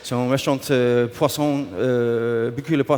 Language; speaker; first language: French; non-native, learner; English